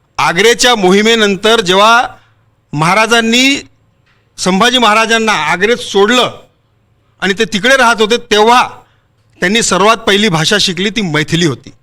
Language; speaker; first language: Marathi; non-native, local second language; Hindi